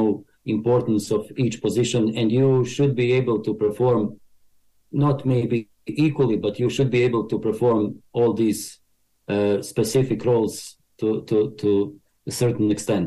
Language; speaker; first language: English; non-native, fluent; Bosnian